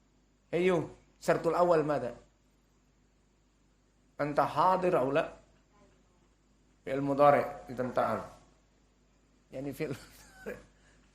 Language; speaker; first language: Arabic; non-native, fluent; Indonesian